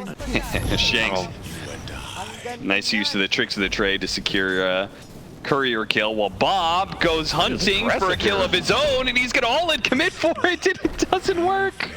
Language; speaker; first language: English; native; English